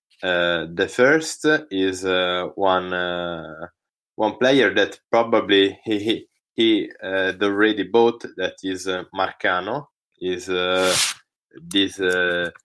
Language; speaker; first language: English; non-native, learner; Italian